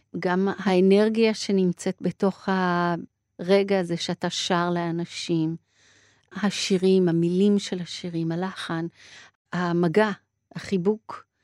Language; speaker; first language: Hebrew; early bilingual, other home language; Persian